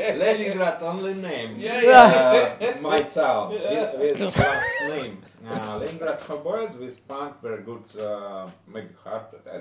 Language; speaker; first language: English; non-native, learner; Russian